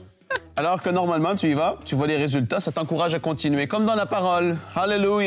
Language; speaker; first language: French; native; French